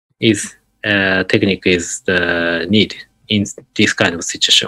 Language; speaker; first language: English; non-native, learner; Japanese